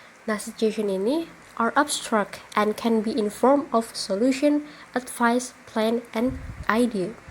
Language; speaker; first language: English; non-native, local second language; Indonesian